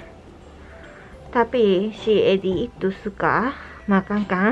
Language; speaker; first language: Indonesian; non-native, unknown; Japanese